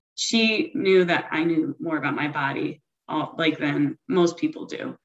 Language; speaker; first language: English; native; English